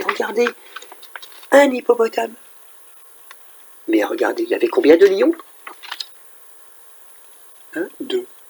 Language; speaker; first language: French; native; French